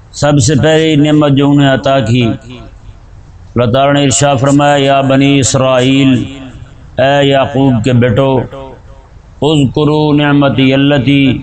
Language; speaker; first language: Urdu; non-native, local second language; Punjabi